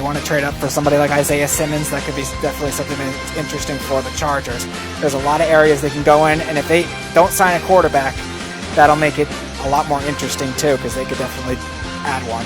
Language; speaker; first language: English; native; English